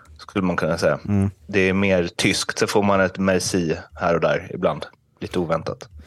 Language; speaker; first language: Swedish; native; Swedish